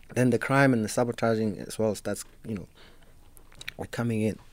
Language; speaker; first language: English; non-native, local second language; Southern Sotho